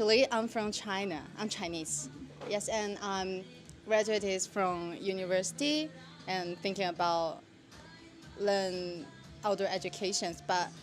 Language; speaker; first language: English; non-native, learner; Chinese